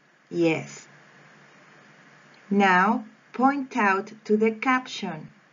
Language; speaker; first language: English; non-native, fluent; Spanish